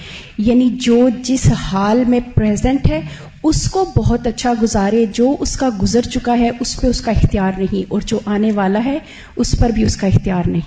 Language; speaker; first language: Urdu; native; Urdu